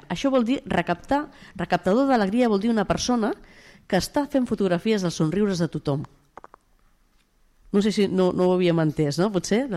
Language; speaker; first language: Catalan; native; Catalan